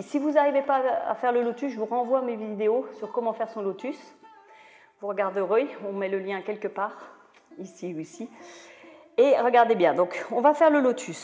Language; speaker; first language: French; native; French